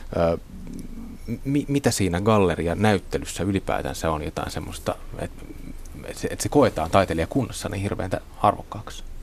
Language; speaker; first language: Finnish; native; Finnish